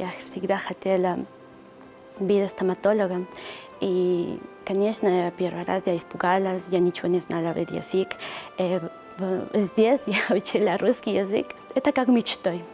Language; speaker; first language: Russian; non-native, learner; Spanish